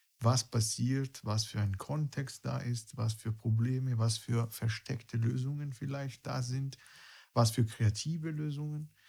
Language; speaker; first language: German; non-native, fluent; Italian